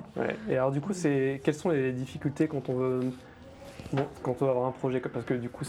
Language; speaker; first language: French; native; French